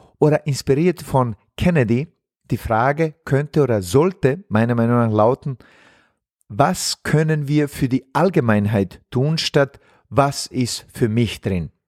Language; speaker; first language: German; non-native, fluent; Bosnian